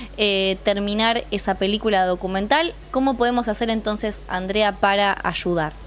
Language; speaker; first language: Spanish; native; Spanish